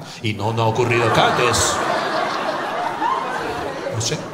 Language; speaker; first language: Spanish; native; Spanish